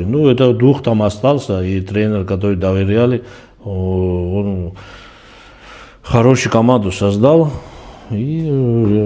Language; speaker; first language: Russian; non-native, fluent; Georgian